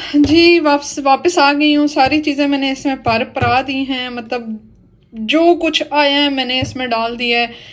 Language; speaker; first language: Urdu; non-native, local second language; Punjabi